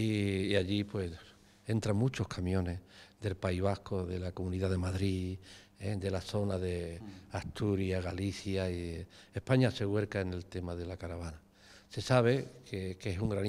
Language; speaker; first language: Spanish; native; Spanish